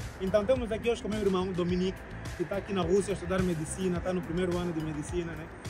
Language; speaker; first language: Portuguese; native; Portuguese